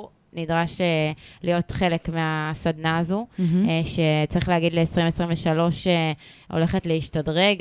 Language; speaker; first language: Hebrew; native; Hebrew